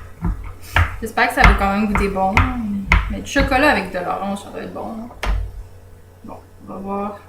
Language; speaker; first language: French; native; French